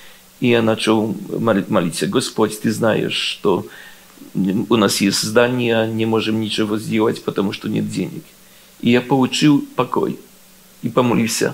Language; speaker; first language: Russian; non-native, learner; Polish